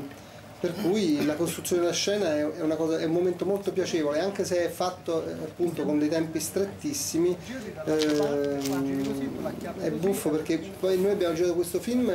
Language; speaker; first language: Italian; native; Italian